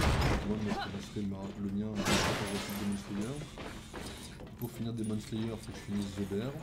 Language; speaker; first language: French; native; French